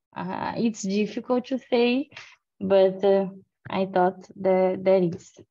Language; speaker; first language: English; non-native, learner; Portuguese